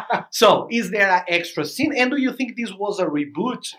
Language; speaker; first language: English; non-native, fluent; Portuguese